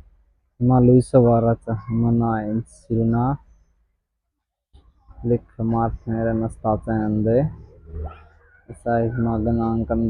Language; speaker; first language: Armenian; non-native, learner; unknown